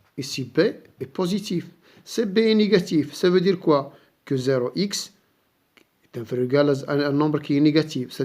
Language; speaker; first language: French; non-native, local second language; Arabic